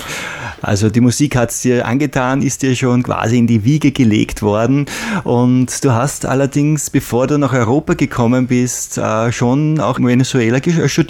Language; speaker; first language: German; native; German